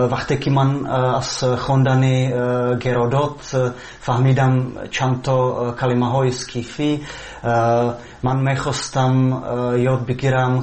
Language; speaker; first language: Persian; non-native, fluent; Czech